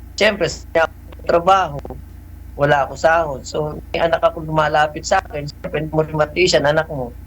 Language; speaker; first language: Filipino; native; Filipino